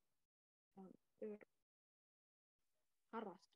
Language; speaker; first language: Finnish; non-native, learner; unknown